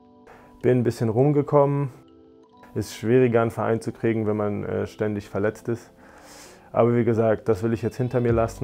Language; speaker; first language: German; native; German